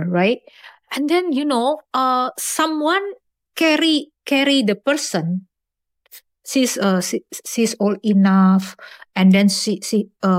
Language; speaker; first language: English; non-native, learner; Indonesian